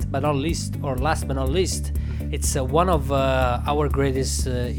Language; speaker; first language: English; non-native, fluent; Italian